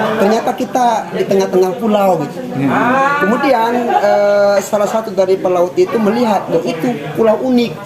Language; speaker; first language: Indonesian; non-native, local second language; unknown